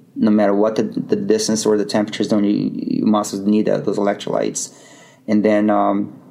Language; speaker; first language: English; non-native, fluent; Portuguese